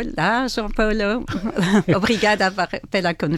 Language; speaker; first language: Portuguese; non-native, learner; French